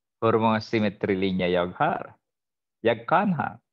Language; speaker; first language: Swedish; non-native, fluent; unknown